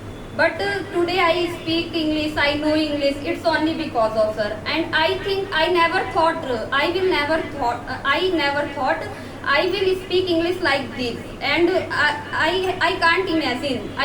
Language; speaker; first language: English; non-native, learner; Hindi